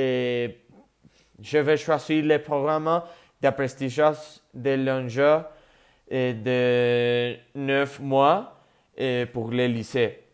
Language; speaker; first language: French; non-native, learner; Spanish